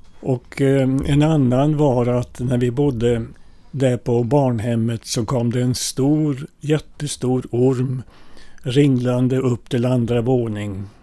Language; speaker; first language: Swedish; early bilingual, other home language; Finnish